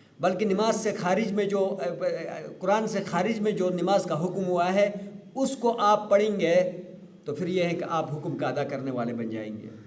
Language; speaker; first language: Urdu; non-native, local second language; Sicilian